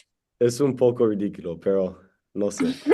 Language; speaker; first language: Spanish; non-native, learner; English